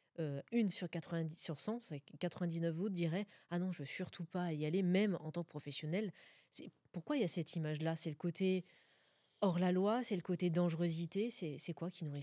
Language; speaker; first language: French; native; French